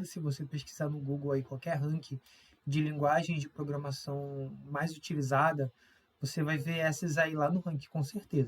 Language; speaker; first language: Portuguese; native; Portuguese